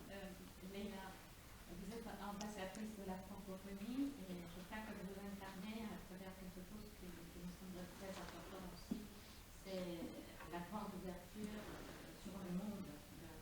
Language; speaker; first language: French; non-native, learner; Portuguese